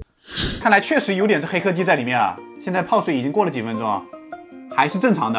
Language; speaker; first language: Chinese; native; Chinese